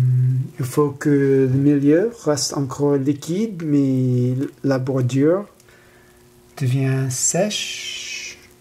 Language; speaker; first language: French; non-native, learner; English